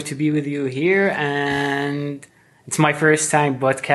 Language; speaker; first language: English; non-native, fluent; Arabic